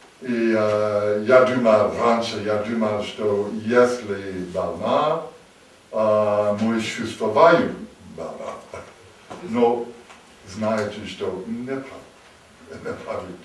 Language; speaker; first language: Russian; non-native, learner; English